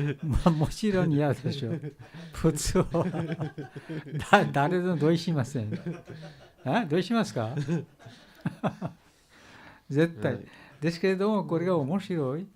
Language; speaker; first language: Japanese; non-native, learner; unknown